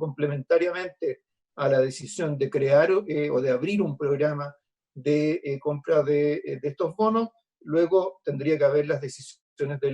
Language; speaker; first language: Spanish; native; Spanish